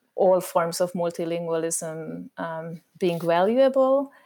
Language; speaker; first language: English; non-native, fluent; Hungarian